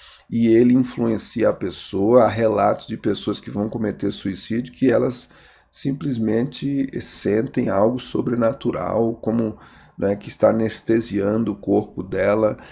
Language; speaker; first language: Portuguese; native; Portuguese